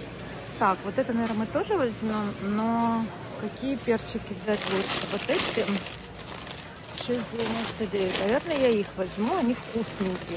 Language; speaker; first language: Russian; native; Russian